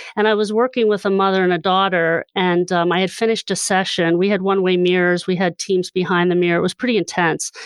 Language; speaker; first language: English; native; English